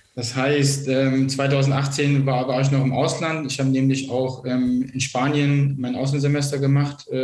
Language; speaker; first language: German; non-native, local second language; Kurdish